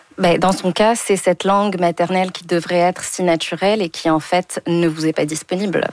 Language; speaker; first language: French; native; French